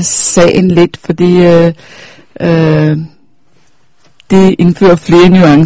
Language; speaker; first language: Danish; non-native, fluent; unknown